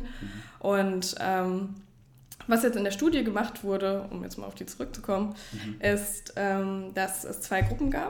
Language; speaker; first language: German; native; German